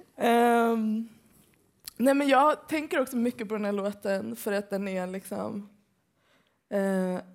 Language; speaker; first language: Swedish; early bilingual, other home language; Persian